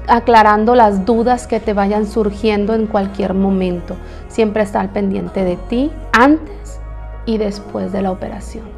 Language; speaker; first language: Spanish; native; Spanish